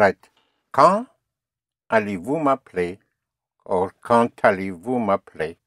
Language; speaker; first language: French; non-native, fluent; English